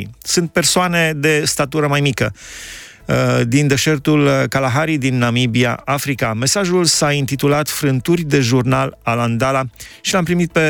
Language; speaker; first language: Romanian; native; Romanian